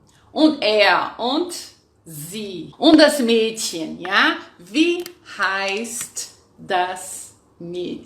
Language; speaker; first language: German; non-native, fluent; Portuguese